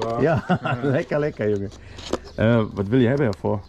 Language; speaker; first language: Dutch; non-native, learner; German